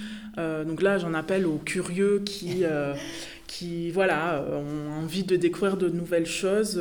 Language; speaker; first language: French; native; French